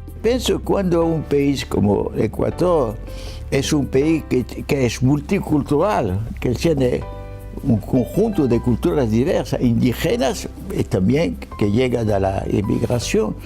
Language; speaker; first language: Spanish; non-native, fluent; French